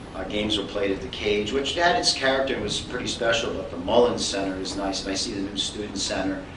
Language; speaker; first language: English; native; English